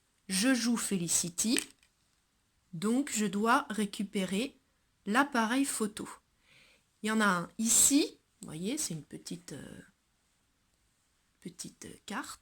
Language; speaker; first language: French; native; French